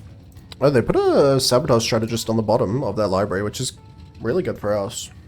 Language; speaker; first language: English; native; English